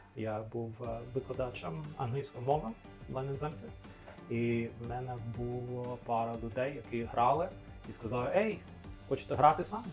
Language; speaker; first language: Ukrainian; non-native, fluent; English